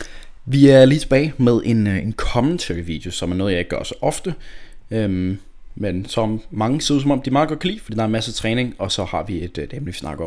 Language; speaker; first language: Danish; native; Danish